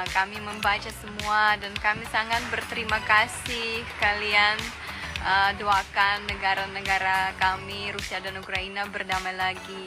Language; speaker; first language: Indonesian; non-native, fluent; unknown